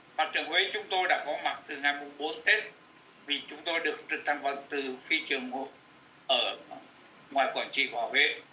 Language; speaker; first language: Vietnamese; native; Vietnamese